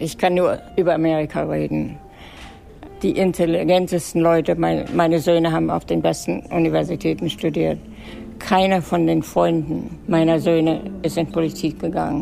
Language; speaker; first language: German; native; German